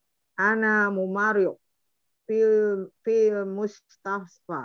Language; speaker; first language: Arabic; non-native, learner; Indonesian